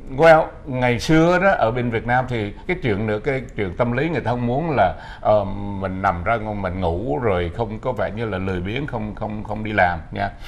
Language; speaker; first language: Vietnamese; native; Vietnamese